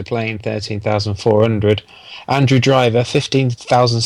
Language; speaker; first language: English; native; English